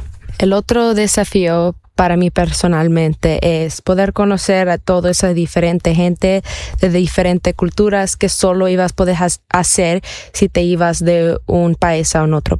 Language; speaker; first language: Spanish; early bilingual, heritage; Spanish